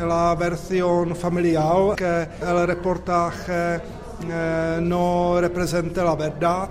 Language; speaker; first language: Spanish; non-native, fluent; Czech